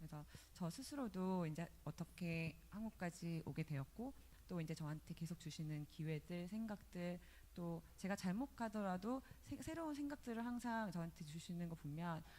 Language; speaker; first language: Korean; early bilingual, other home language; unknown